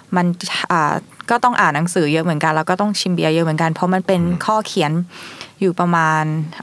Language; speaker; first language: Thai; early bilingual, heritage; Thai